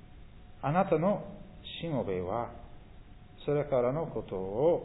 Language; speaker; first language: Japanese; non-native, fluent; English